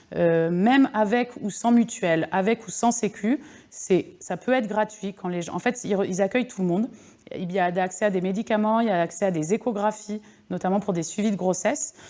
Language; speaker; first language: French; native; French